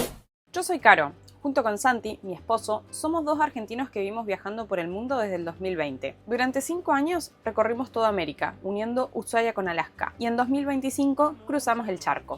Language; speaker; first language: Spanish; native; Spanish